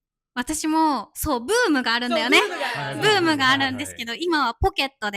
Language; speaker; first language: Japanese; native; Japanese